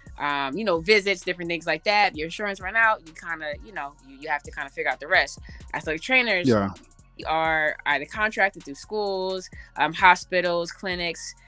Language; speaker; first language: English; early bilingual, other home language; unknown